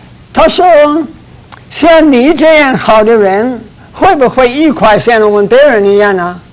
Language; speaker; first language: Chinese; early bilingual, heritage; Chinese